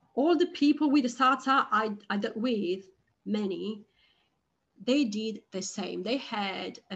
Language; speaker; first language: English; non-native, fluent; Italian